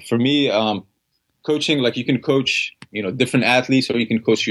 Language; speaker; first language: English; non-native, fluent; Arabic